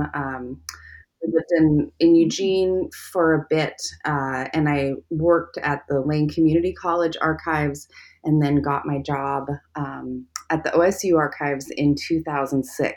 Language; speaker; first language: English; native; English